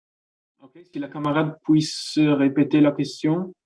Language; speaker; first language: French; non-native, fluent; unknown